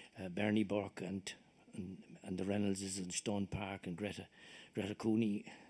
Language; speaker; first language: German; non-native, fluent; English